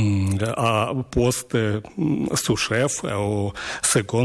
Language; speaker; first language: French; non-native, learner; Ukrainian